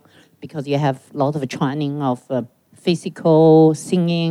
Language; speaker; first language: English; non-native, learner; Chinese